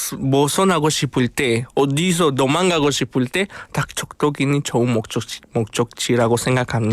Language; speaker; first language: Korean; non-native, fluent; Spanish